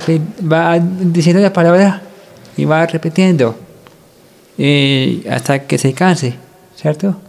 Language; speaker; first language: Spanish; non-native, local second language; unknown